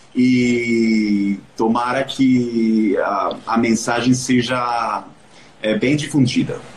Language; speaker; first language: Portuguese; non-native, fluent; Spanish